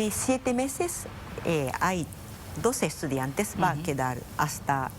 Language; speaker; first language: Spanish; non-native, fluent; Japanese